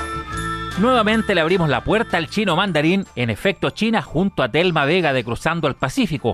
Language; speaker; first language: Spanish; native; Spanish